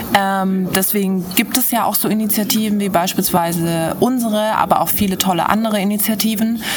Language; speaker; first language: German; early bilingual, other home language; Turkish